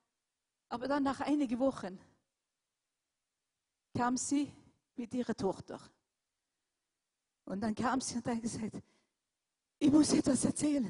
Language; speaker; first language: German; non-native, fluent; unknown